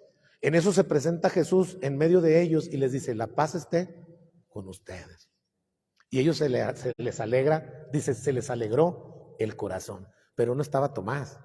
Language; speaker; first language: Spanish; native; Spanish